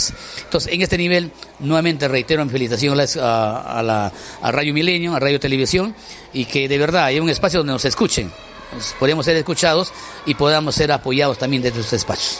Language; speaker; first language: Spanish; native; Spanish